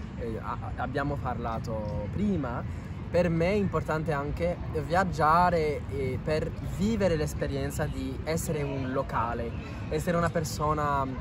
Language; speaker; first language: Italian; non-native, fluent; French